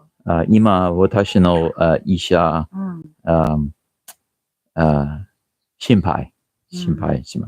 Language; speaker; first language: Japanese; non-native, learner; English